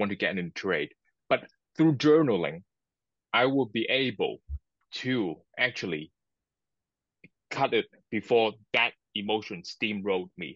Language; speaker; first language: English; non-native, local second language; Cantonese